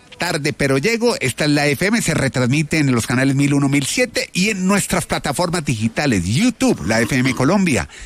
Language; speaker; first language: Spanish; native; Spanish